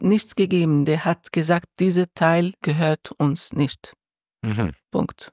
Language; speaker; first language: German; non-native, learner; Arabic